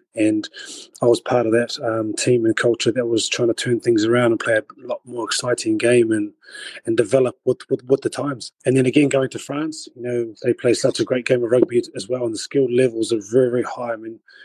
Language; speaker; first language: English; native; English